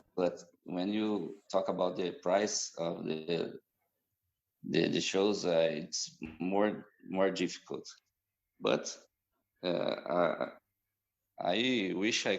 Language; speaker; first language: English; non-native, fluent; Portuguese